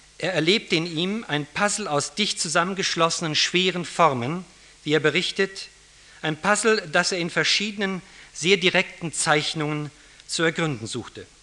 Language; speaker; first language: German; native; German